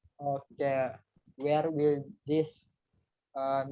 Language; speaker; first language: English; non-native, learner; Indonesian